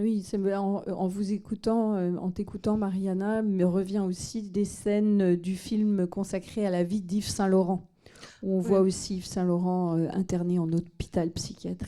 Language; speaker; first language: French; native; French